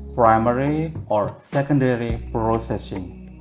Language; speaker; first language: English; non-native, fluent; Indonesian